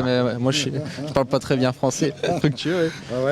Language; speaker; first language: French; native; French